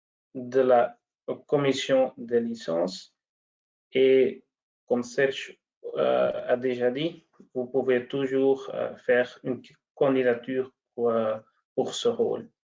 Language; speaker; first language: French; non-native, local second language; Dutch